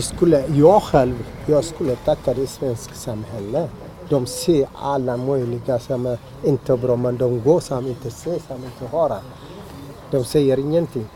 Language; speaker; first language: Swedish; non-native, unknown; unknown